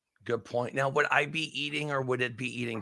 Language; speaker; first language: English; native; English